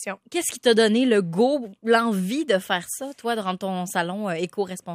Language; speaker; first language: French; native; French